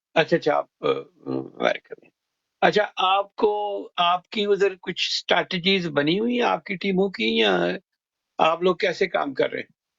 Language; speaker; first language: Urdu; native; Urdu